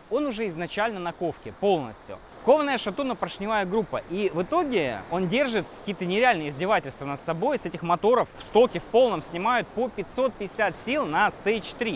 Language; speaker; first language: Russian; native; Russian